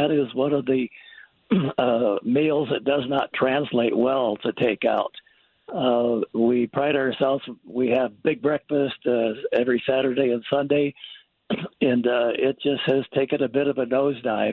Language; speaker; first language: English; native; English